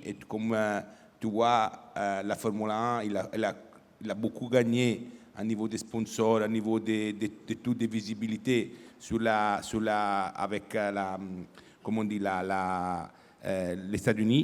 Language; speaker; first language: French; non-native, fluent; Italian